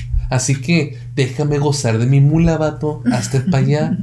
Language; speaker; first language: Spanish; early bilingual, heritage; Spanish